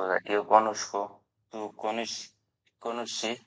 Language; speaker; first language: Italian; non-native, learner; Bangla